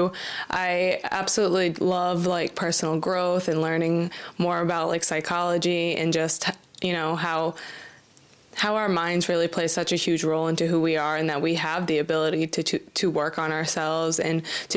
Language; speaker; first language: English; native; English